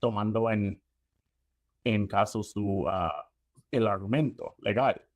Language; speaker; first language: Spanish; non-native, fluent; English